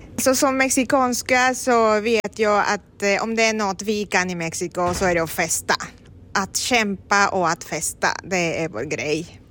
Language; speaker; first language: Swedish; non-native, fluent; Spanish